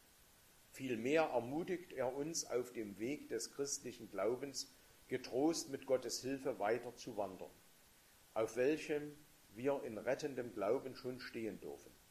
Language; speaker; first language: German; native; German